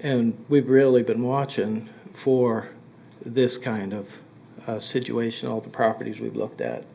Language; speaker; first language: English; native; English